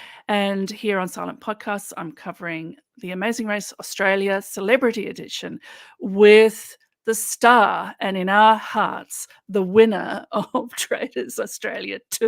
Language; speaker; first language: English; native; English